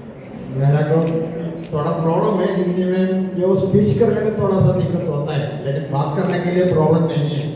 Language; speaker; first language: Hindi; non-native, local second language; Malayalam